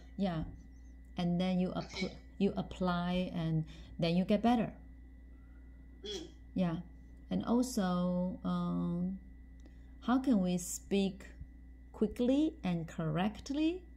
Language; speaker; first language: English; non-native, fluent; Chinese